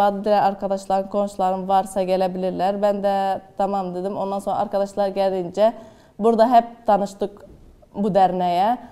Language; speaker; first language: Turkish; non-native, learner; Arabic